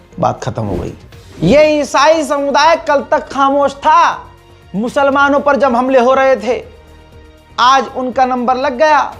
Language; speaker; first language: Hindi; native; Hindi